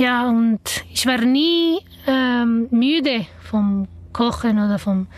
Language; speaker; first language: German; non-native, learner; Arabic